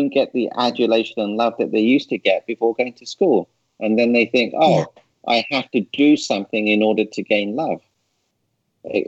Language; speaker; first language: English; native; English